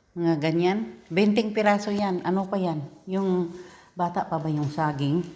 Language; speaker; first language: Filipino; non-native, local second language; Cebuano